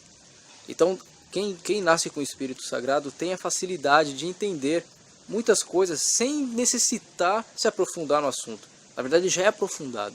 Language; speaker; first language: Portuguese; native; Portuguese